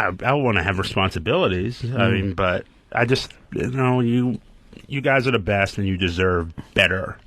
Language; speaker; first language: English; native; English